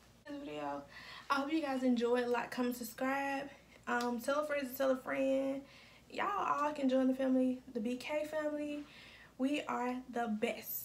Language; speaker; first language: English; native; English